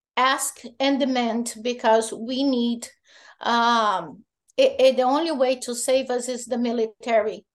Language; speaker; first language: English; non-native, fluent; Portuguese